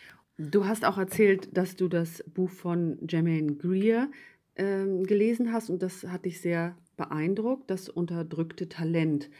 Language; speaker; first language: German; native; German